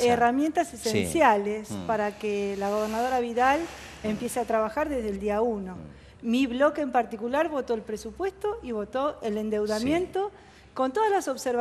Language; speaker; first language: Spanish; native; Spanish